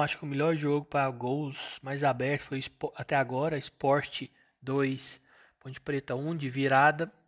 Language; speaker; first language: Portuguese; native; Portuguese